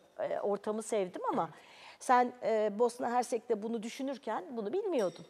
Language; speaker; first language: Turkish; native; Turkish